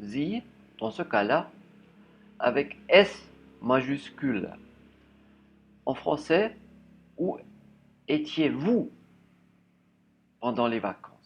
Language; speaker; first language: French; non-native, fluent; German